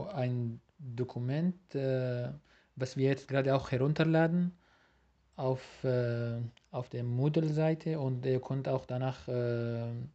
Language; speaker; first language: German; non-native, learner; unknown